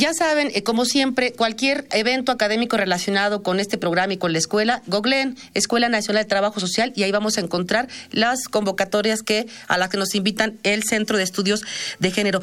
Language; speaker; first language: Spanish; native; Spanish